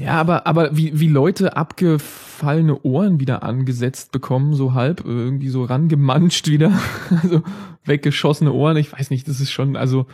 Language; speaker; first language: German; native; German